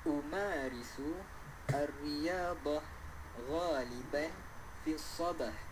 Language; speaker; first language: Arabic; non-native, learner; Malay